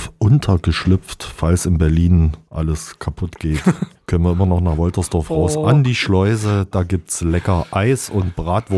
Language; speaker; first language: German; native; German